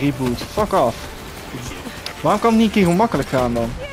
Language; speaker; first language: Dutch; native; Dutch